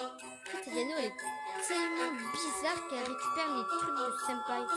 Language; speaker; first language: French; native; French